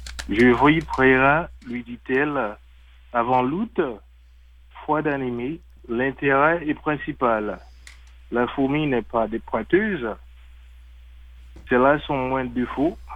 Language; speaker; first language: French; native; French